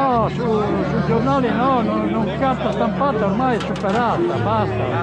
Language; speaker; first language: Italian; native; Italian